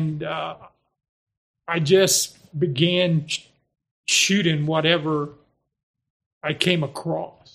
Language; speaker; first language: English; native; English